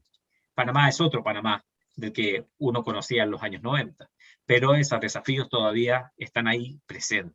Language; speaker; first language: Spanish; native; Spanish